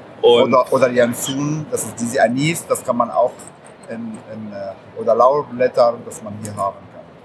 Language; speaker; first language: German; non-native, learner; Arabic